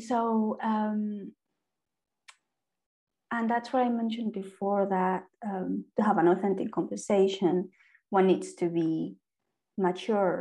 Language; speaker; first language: English; non-native, fluent; Spanish